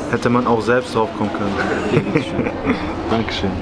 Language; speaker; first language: German; native; German